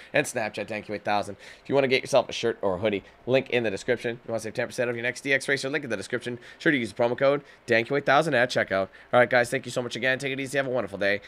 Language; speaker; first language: English; native; English